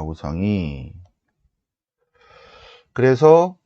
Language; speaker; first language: Korean; native; Korean